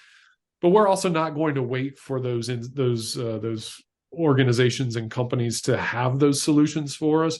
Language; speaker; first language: English; native; English